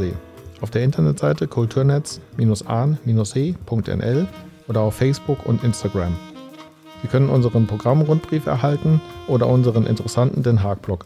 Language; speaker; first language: German; native; German